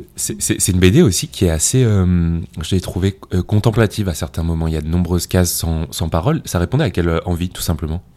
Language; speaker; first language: French; native; French